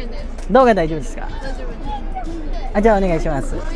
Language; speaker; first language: Japanese; non-native, fluent; Filipino